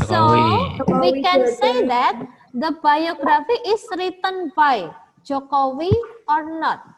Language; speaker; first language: English; non-native, learner; Indonesian